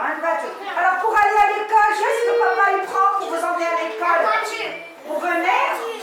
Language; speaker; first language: French; non-native, local second language; Arabic